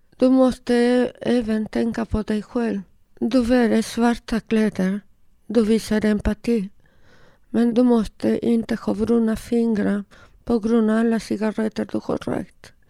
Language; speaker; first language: Swedish; non-native, learner; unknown